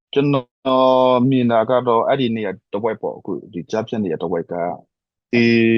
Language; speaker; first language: Burmese; non-native, local second language; S'gaw Karen